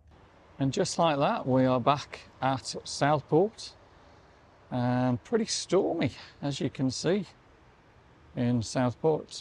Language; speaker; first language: English; native; English